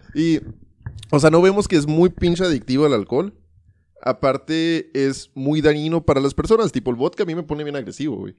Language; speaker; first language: Spanish; early bilingual, heritage; Spanish